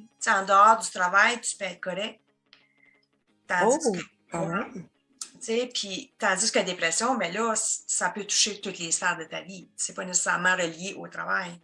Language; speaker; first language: French; native; French